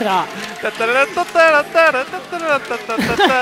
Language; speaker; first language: Japanese; native; Japanese